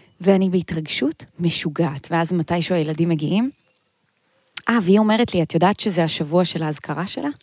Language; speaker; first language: Hebrew; native; Hebrew